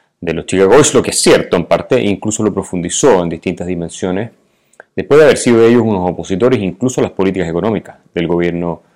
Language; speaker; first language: Spanish; native; Spanish